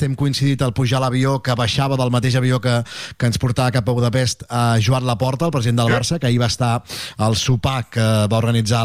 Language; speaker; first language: Catalan; native; Catalan